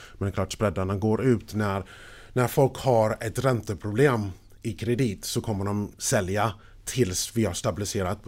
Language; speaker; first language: Swedish; non-native, fluent; English